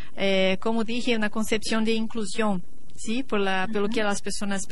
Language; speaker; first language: Spanish; non-native, learner; Portuguese